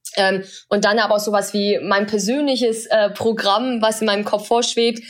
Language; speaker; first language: German; early bilingual, other home language; Chinese